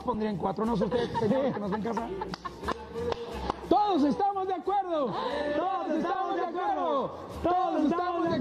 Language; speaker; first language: Spanish; native; Spanish